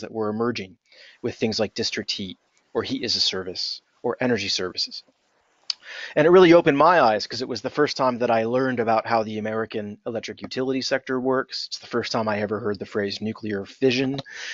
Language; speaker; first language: English; native; English